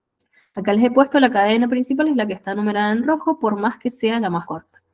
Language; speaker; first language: Spanish; native; Spanish